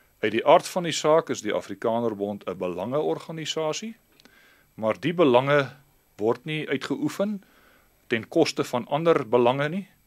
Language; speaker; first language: Afrikaans; native; Afrikaans